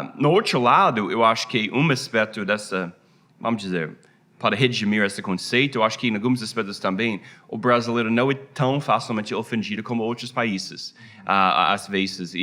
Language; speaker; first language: Portuguese; non-native, fluent; English